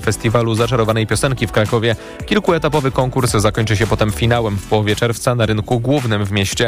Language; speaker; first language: Polish; native; Polish